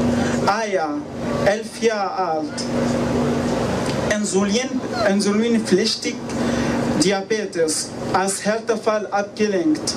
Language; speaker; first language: German; non-native, learner; Arabic